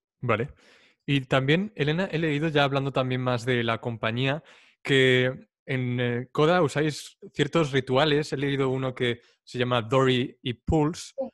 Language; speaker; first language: Spanish; native; Spanish